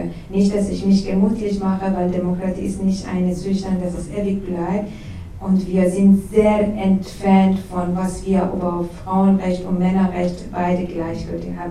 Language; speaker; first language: German; non-native, learner; Persian